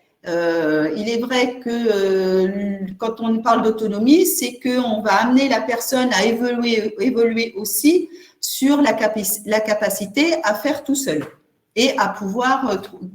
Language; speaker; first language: French; native; French